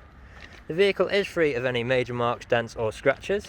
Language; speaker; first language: English; native; English